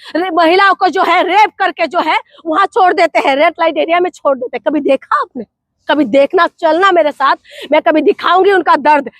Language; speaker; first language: Hindi; non-native, local second language; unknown